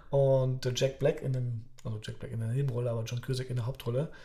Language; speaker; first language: German; early bilingual, other home language; Polish